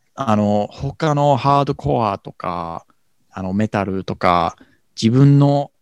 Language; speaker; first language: Japanese; non-native, fluent; English